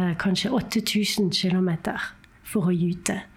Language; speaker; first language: Norwegian; non-native, fluent; French